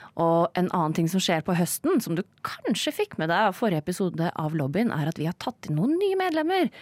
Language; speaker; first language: Norwegian; native; Norwegian